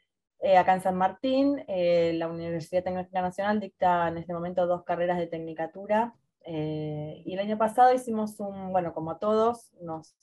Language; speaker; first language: Spanish; native; Spanish